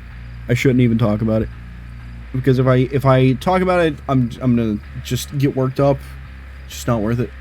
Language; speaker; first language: English; native; English